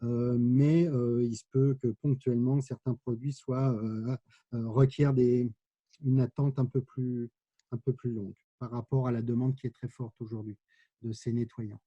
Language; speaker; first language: French; native; French